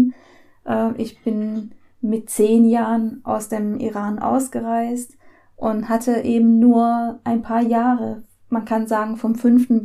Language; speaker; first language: German; early bilingual, other home language; Persian